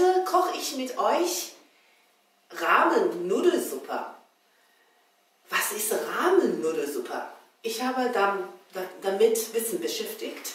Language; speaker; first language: German; non-native, learner; Chinese